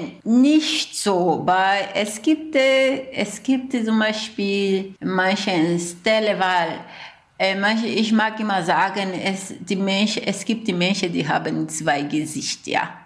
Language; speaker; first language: German; non-native, learner; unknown